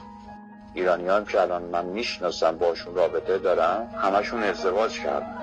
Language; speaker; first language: Persian; native; Persian